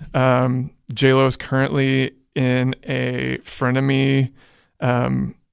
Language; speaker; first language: English; native; English